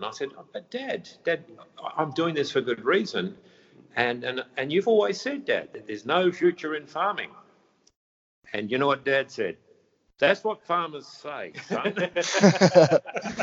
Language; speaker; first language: English; native; English